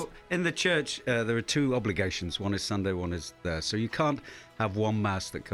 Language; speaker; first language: English; native; English